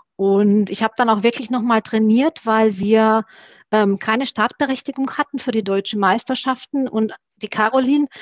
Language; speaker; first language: German; early bilingual, other home language; Romanian